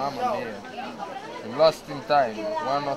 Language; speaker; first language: English; non-native, learner; Portuguese